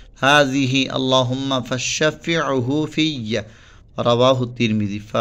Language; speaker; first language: Arabic; non-native, fluent; Bangla